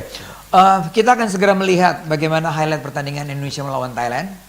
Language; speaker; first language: Indonesian; native; Indonesian